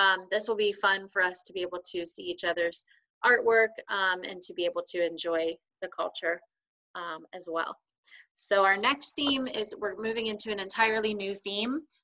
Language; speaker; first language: English; native; English